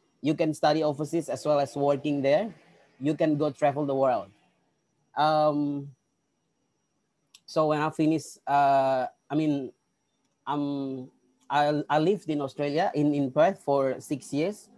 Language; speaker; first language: English; non-native, fluent; Indonesian